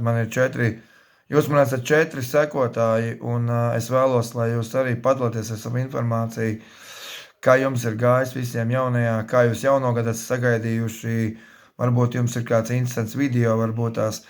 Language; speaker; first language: Latvian; native; Latvian